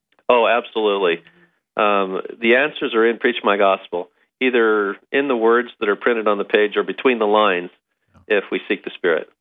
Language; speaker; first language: English; native; English